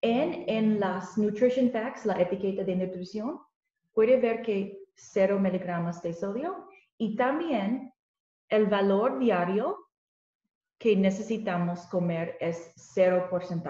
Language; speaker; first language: Spanish; non-native, learner; English